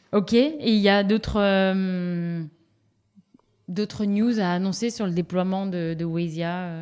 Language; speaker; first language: French; native; French